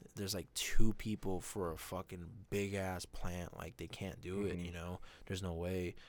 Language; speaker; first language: English; non-native, fluent; Spanish